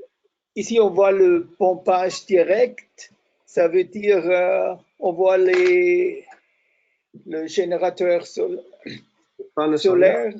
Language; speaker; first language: French; non-native, fluent; German